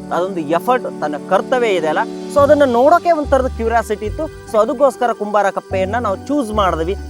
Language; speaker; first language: Kannada; native; Kannada